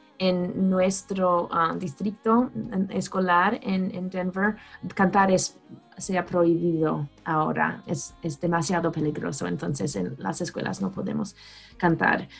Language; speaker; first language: Spanish; non-native, fluent; English